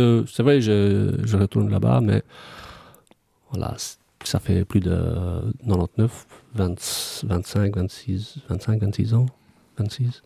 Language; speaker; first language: French; non-native, fluent; Albanian